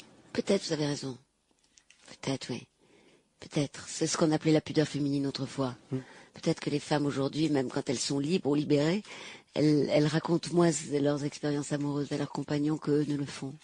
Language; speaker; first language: French; native; French